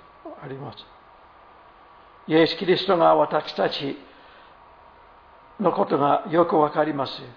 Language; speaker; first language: Japanese; non-native, fluent; English